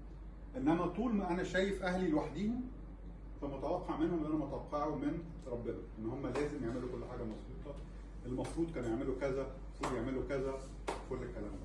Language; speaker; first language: Arabic; native; Arabic